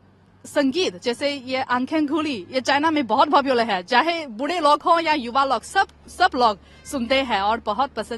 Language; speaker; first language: Hindi; non-native, fluent; Chinese